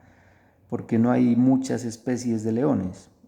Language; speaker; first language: Spanish; native; Spanish